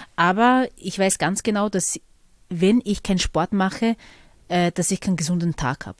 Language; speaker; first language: German; early bilingual, other home language; Turkish